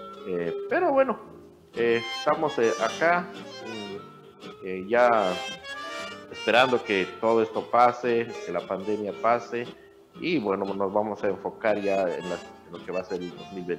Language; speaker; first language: Spanish; native; Spanish